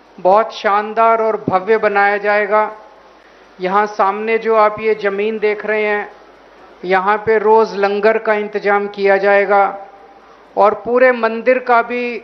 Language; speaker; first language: Hindi; native; Hindi